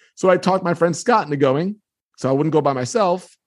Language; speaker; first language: English; native; English